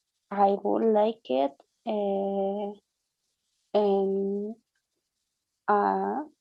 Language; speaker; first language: English; non-native, learner; Spanish